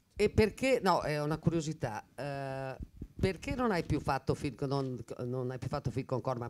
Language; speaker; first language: Italian; native; Italian